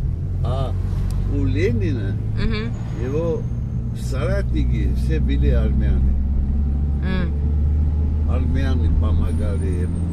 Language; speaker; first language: Russian; non-native, local second language; Armenian